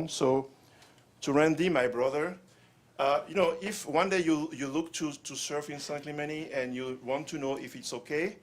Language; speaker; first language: English; non-native, fluent; French